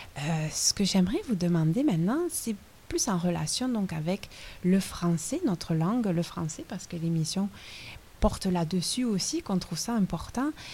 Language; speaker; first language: French; native; French